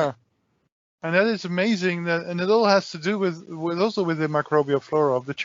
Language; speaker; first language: English; non-native, fluent; Dutch